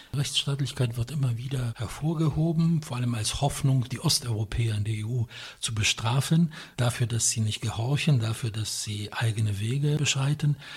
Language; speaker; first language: German; non-native, fluent; Polish